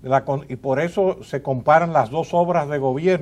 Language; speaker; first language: Spanish; native; Spanish